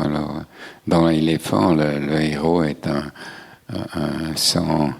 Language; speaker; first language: French; non-native, local second language; German